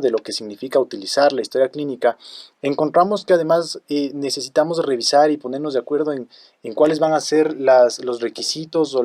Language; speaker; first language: Spanish; native; Spanish